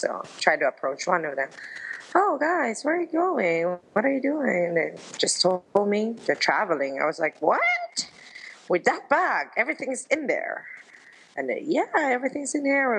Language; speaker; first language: English; non-native, local second language; Filipino